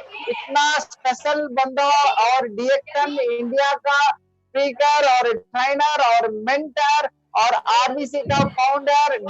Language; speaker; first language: Hindi; non-native, local second language; Tamil